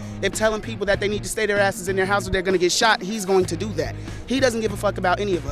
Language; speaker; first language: English; native; English